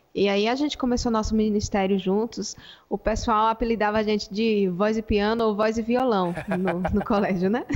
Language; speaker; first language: Portuguese; native; Portuguese